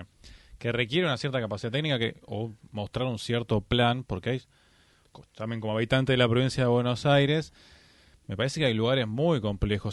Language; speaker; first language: Spanish; native; Spanish